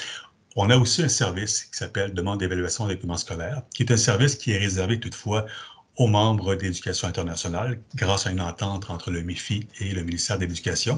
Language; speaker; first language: French; native; French